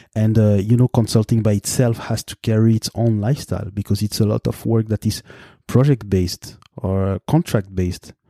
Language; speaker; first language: English; non-native, fluent; French